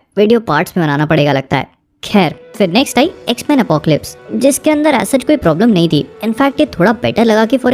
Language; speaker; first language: Hindi; native; Hindi